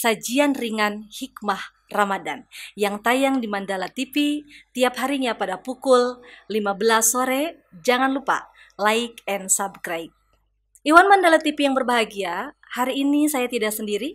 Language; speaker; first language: Indonesian; native; Indonesian